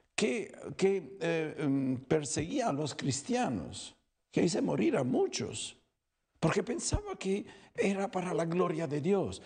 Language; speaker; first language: Spanish; non-native, fluent; Italian